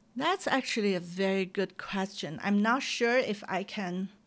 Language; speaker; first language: English; non-native, fluent; Chinese